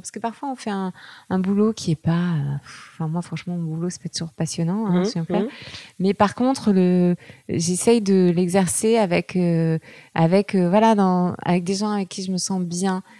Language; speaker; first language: French; native; French